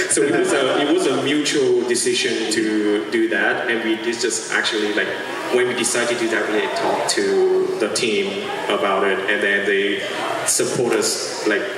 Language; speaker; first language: English; non-native, fluent; Vietnamese